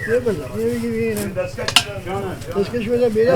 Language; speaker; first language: Persian; native; Persian